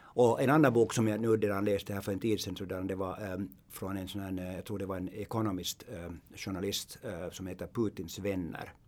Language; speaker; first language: Swedish; non-native, local second language; Finnish